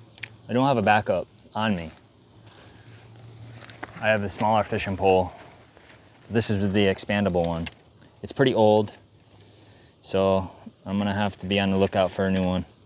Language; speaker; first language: English; native; English